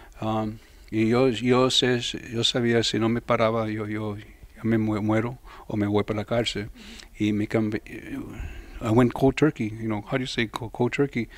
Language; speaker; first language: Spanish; early bilingual, heritage; Spanish